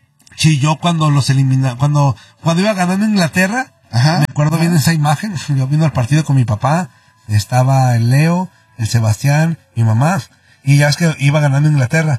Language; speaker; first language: Spanish; native; Spanish